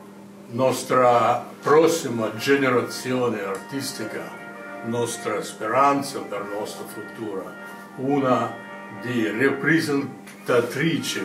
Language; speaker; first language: Italian; non-native, learner; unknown